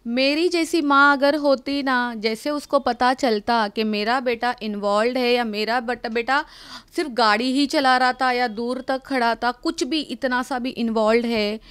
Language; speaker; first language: Hindi; non-native, local second language; Marathi